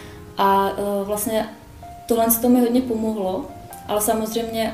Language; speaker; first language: Czech; native; Czech